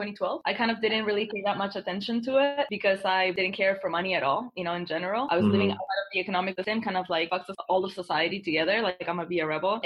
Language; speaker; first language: English; non-native, fluent; Spanish